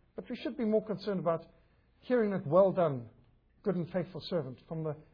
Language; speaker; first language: English; native; English